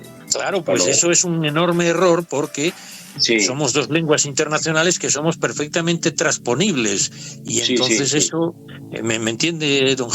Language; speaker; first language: Spanish; native; Spanish